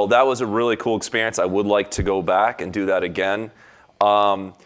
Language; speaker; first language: English; native; English